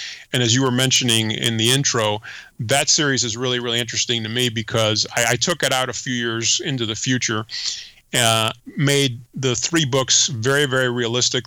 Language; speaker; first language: English; early bilingual, other home language; Spanish